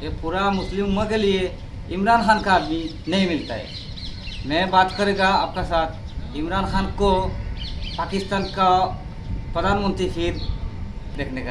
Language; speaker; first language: Hindi; non-native, learner; Bangla